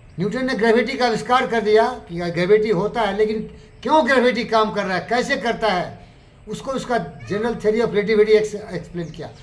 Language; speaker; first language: Hindi; native; Hindi